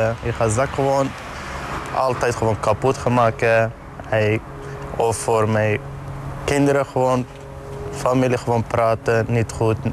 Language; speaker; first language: Dutch; non-native, learner; Arabic